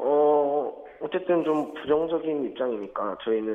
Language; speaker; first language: Korean; native; Korean